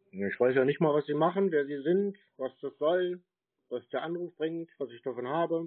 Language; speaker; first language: German; native; German